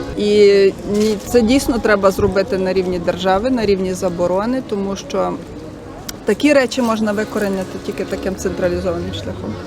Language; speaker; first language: Ukrainian; non-native, local second language; Russian